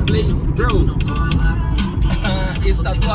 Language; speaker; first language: English; non-native, learner; Portuguese